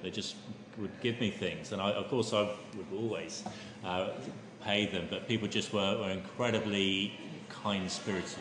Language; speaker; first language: English; native; English